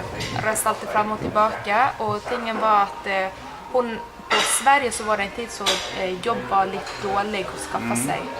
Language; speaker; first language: Norwegian; non-native, fluent; Spanish